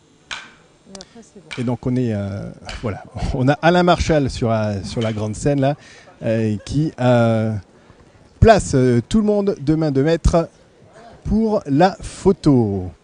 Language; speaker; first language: French; native; French